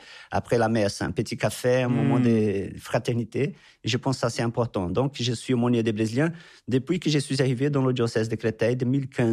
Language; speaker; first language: French; non-native, fluent; Portuguese